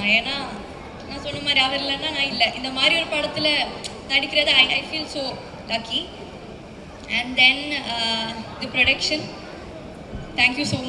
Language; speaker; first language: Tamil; non-native, fluent; Malayalam